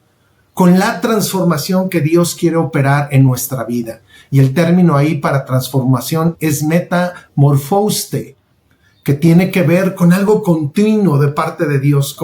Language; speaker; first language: Spanish; native; Spanish